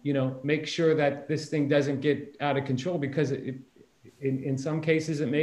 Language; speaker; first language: English; native; English